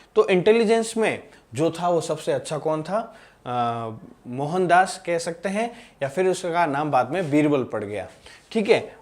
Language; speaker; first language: Hindi; non-native, local second language; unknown